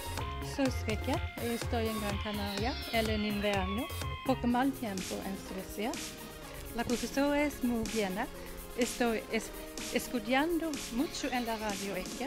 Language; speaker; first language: Spanish; non-native, learner; Swedish